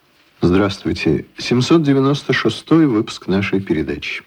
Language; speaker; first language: Russian; native; Russian